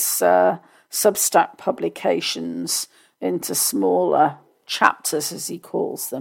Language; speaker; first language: English; native; English